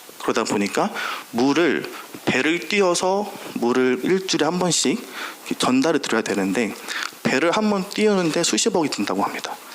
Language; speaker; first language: Korean; native; Korean